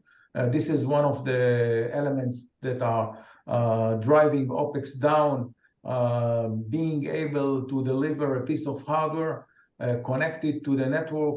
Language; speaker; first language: English; non-native, fluent; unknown